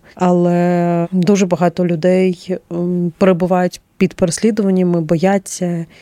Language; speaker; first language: Ukrainian; non-native, local second language; Russian